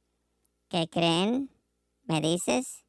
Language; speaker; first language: Spanish; non-native, learner; English